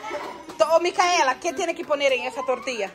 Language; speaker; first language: Portuguese; native; Portuguese